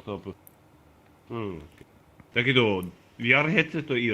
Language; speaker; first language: Japanese; non-native, learner; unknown